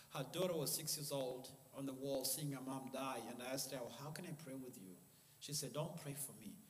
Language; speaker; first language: English; non-native, local second language; Kinyarwanda